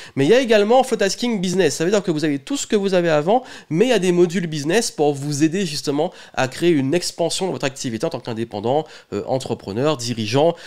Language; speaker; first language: French; native; French